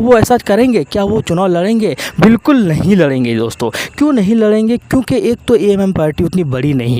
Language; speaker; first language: Hindi; native; Hindi